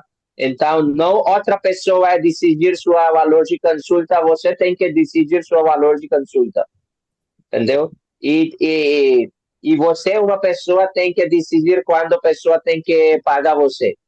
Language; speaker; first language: Portuguese; non-native, learner; Hindi